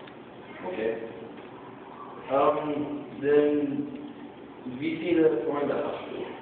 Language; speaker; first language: German; non-native, learner; English